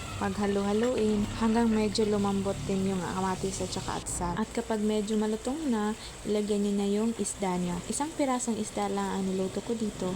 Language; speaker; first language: Filipino; non-native, local second language; Cebuano